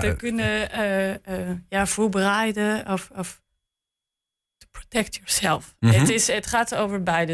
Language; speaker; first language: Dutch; non-native, learner; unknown